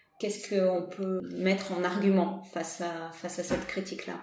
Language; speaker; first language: French; native; French